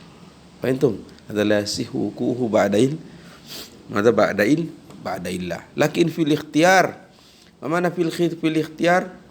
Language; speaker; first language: Arabic; non-native, fluent; Indonesian